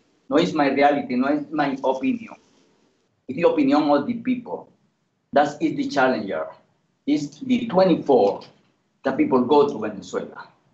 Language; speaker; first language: English; non-native, learner; Spanish